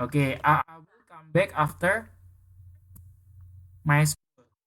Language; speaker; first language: English; non-native, fluent; Indonesian